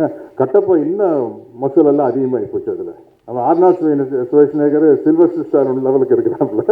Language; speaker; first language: Tamil; native; Tamil